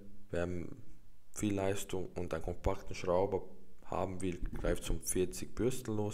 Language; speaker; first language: German; native; German